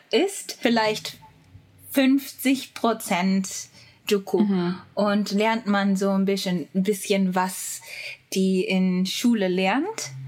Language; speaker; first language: German; non-native, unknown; Japanese